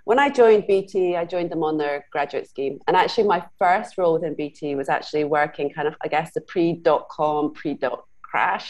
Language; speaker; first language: English; native; English